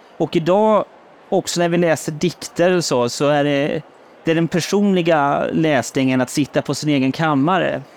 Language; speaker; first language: Swedish; native; Swedish